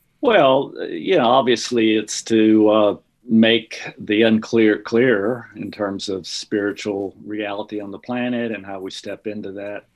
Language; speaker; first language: English; native; English